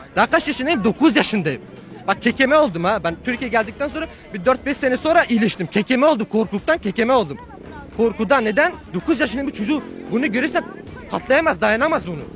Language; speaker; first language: Turkish; early bilingual, heritage; Turkish